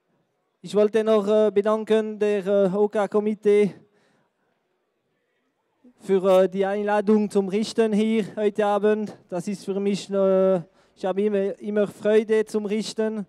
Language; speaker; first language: German; non-native, local second language; French